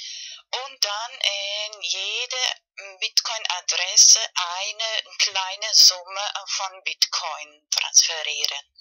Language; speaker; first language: German; non-native, fluent; Spanish